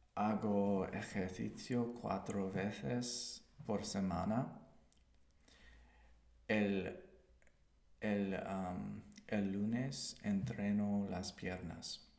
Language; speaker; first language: Spanish; non-native, learner; English